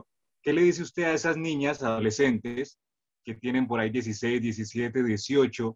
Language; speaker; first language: Spanish; native; Spanish